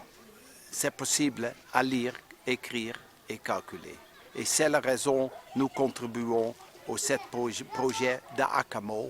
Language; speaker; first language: French; non-native, learner; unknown